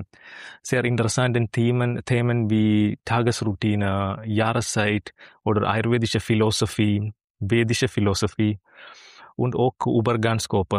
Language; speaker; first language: German; non-native, learner; Malayalam